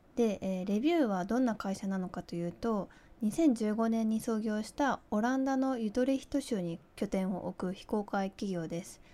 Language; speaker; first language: Japanese; early bilingual, heritage; Japanese